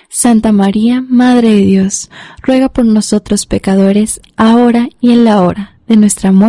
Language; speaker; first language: Spanish; native; Spanish